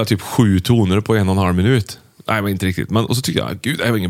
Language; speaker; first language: Swedish; native; Swedish